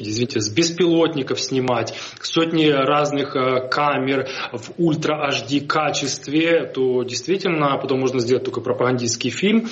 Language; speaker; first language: Russian; native; Russian